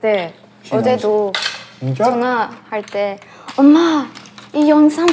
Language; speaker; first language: Korean; non-native, learner; English